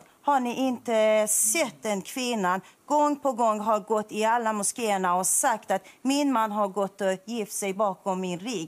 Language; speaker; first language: Swedish; non-native, fluent; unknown